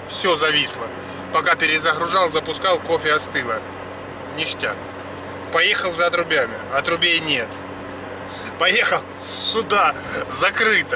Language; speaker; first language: Russian; native; Russian